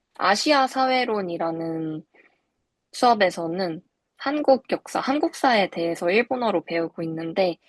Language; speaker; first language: Korean; native; Korean